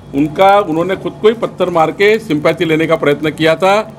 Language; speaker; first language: Hindi; non-native, local second language; Marathi